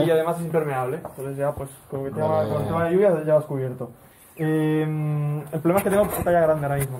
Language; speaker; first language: Spanish; native; Spanish